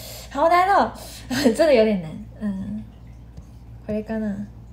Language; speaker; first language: Chinese; non-native, fluent; Japanese